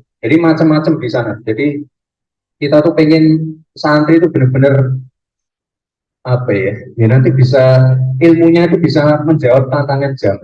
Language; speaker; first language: Indonesian; native; Indonesian